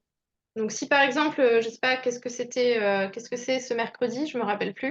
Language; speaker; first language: French; native; French